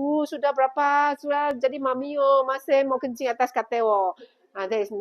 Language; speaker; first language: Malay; non-native, local second language; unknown